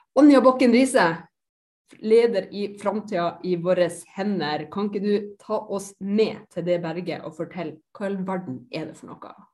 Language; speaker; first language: Norwegian; native; Norwegian